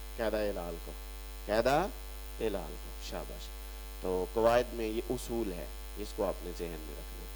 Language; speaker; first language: Urdu; non-native, local second language; Punjabi